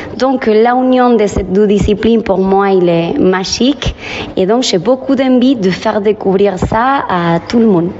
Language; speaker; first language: French; non-native, fluent; Spanish